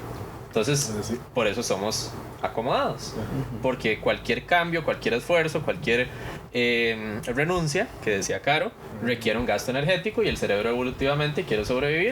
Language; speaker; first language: Spanish; native; Spanish